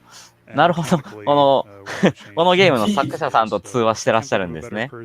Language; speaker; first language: Japanese; native; Japanese